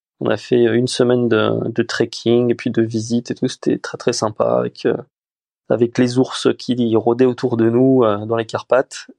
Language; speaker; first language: French; early bilingual, other home language; Romanian